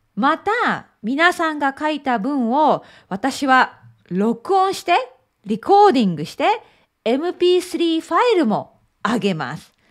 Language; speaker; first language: Japanese; native; Japanese